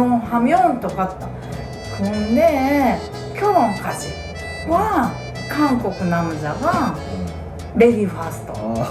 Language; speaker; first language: Korean; non-native, learner; Japanese